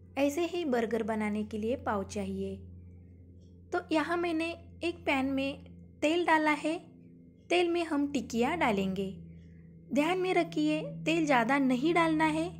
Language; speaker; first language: Hindi; non-native, local second language; Marathi